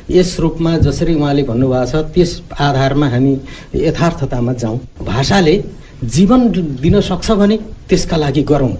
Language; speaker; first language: Nepali; non-native, local second language; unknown